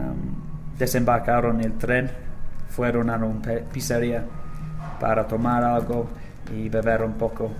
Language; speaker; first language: Spanish; non-native, learner; English